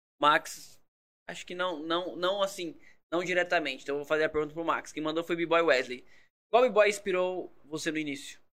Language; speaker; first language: Portuguese; native; Portuguese